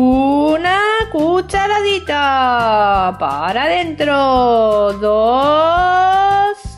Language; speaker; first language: Spanish; native; Spanish